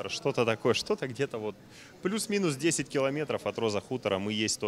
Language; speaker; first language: Russian; native; Russian